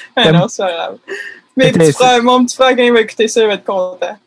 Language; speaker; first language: French; native; French